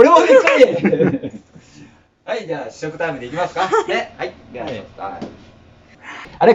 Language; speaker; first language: Japanese; native; Japanese